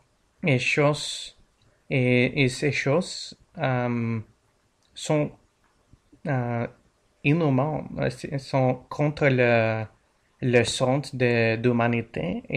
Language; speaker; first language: French; non-native, learner; English